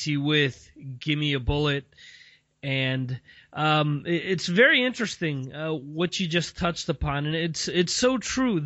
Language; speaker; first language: English; native; English